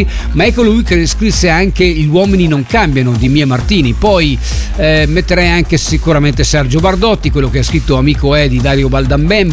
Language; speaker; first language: Italian; native; Italian